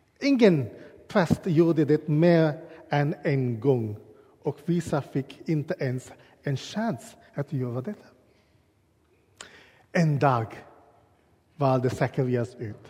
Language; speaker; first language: Swedish; non-native, learner; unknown